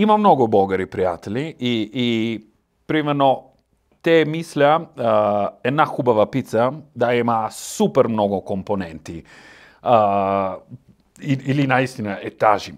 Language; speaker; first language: Bulgarian; non-native, learner; Italian